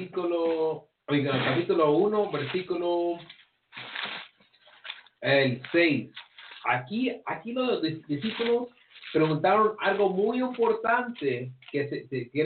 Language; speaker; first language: Spanish; early bilingual, heritage; English